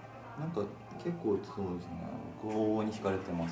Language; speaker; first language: Japanese; native; Japanese